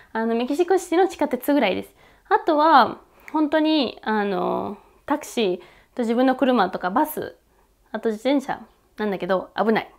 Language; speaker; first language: Japanese; non-native, fluent; Spanish